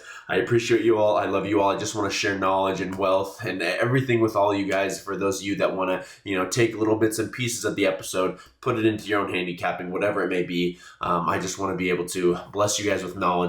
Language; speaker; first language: English; native; English